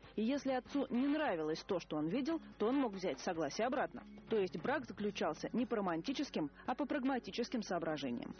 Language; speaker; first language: Russian; native; Russian